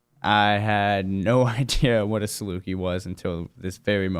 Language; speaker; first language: English; native; English